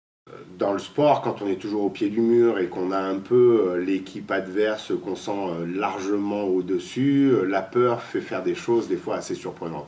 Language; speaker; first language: French; native; French